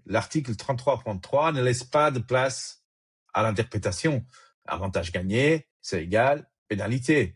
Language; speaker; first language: French; native; French